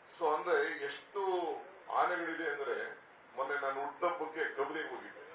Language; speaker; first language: Kannada; native; Kannada